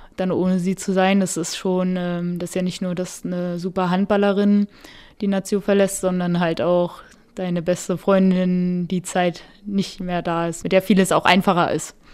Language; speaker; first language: German; native; German